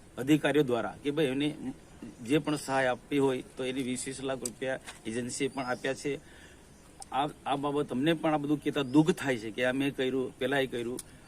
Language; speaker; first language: Gujarati; non-native, local second language; Vasavi